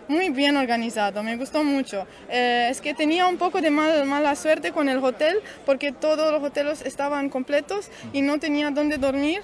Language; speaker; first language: Spanish; non-native, learner; Romanian